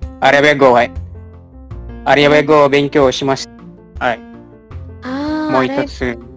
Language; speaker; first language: Japanese; non-native, learner; Malay